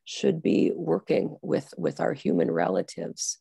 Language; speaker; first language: English; native; English